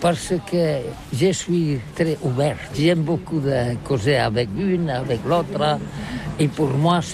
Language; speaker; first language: French; non-native, learner; Catalan